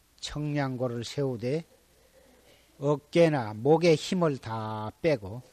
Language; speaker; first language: Korean; native; Korean